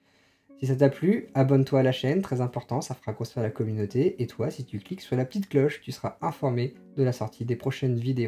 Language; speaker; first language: French; native; French